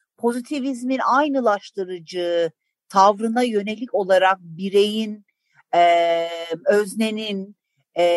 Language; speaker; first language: Turkish; native; Turkish